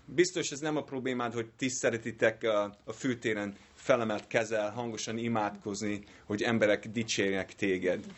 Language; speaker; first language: Hungarian; non-native, learner; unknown